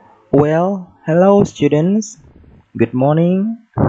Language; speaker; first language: English; non-native, fluent; Indonesian